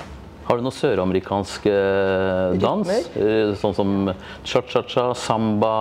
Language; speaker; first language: Norwegian; native; Norwegian